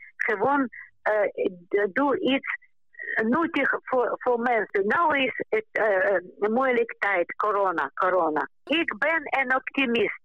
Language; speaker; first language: Dutch; non-native, local second language; Ukrainian